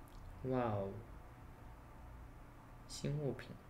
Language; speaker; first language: Chinese; native; Chinese